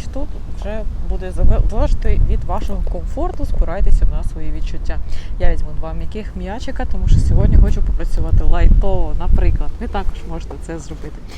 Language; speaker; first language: Ukrainian; non-native, local second language; Russian